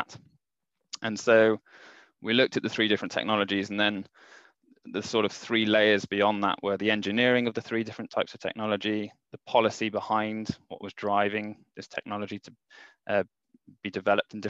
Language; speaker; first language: English; native; English